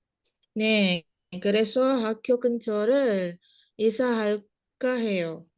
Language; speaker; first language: Korean; non-native, learner; Malay